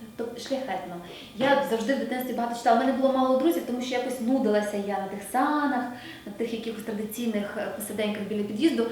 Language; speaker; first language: Ukrainian; native; Ukrainian